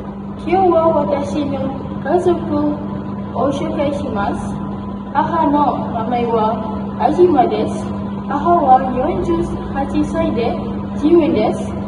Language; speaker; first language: Japanese; non-native, learner; Malay